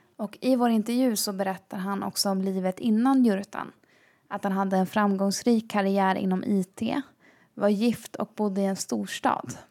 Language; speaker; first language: Swedish; native; Swedish